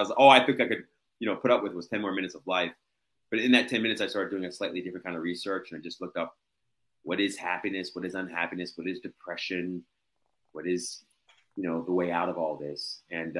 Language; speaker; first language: English; native; English